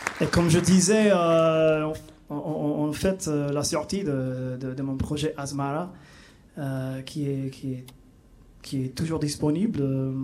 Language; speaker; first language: French; non-native, learner; English